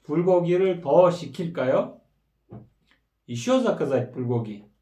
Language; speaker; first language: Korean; non-native, fluent; Kyrgyz